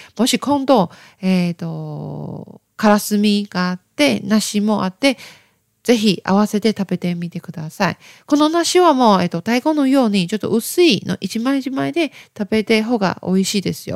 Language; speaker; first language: Japanese; non-native, learner; Chinese